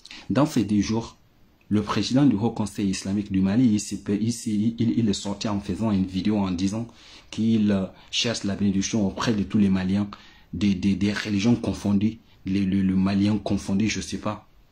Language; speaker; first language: French; non-native, local second language; Bambara